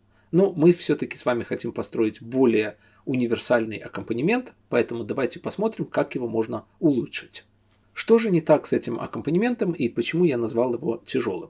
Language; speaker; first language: Russian; native; Russian